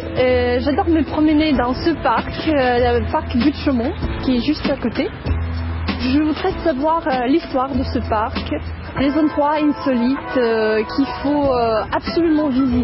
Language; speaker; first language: French; non-native, fluent; Russian